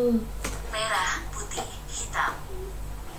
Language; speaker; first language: Indonesian; non-native, learner; German